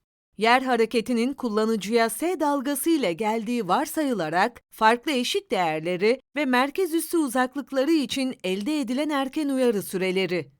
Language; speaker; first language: Turkish; native; Turkish